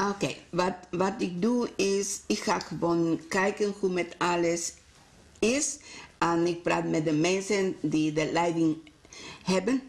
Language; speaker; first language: Dutch; non-native, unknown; Spanish